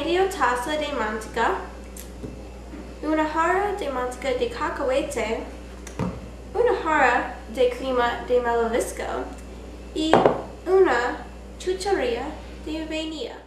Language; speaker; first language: Spanish; non-native, learner; English